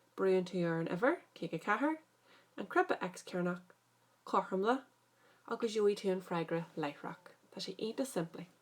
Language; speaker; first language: Irish; native; Irish